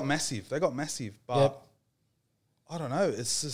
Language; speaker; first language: English; native; English